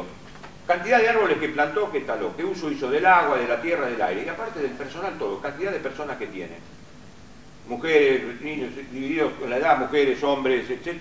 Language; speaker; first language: Spanish; native; Spanish